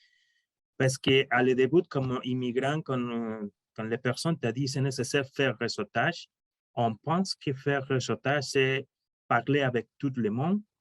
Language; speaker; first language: French; non-native, learner; Spanish